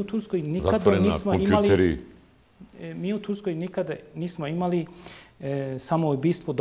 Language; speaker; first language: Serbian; non-native, local second language; Turkish